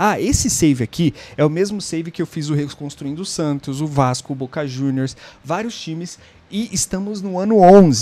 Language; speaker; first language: Portuguese; native; Portuguese